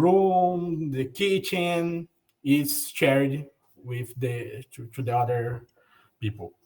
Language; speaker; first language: English; non-native, learner; Portuguese